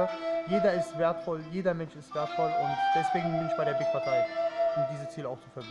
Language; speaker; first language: German; early bilingual, other home language; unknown